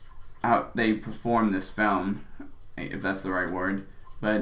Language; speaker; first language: English; native; English